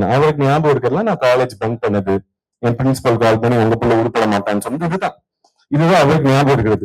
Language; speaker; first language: Tamil; native; Tamil